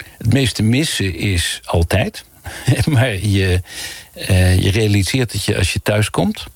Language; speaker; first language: Dutch; native; Dutch